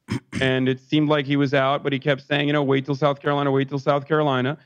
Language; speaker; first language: English; non-native, fluent; Turkish